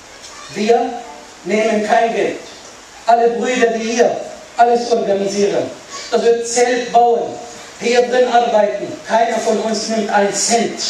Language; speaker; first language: German; non-native, fluent; Arabic